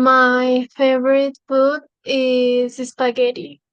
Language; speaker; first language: English; non-native, fluent; Spanish